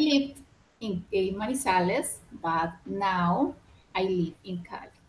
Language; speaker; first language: English; non-native, learner; Spanish